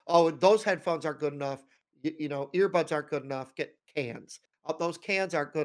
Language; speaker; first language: English; native; English